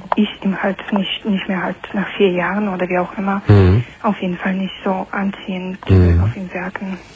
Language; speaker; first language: German; non-native, fluent; Polish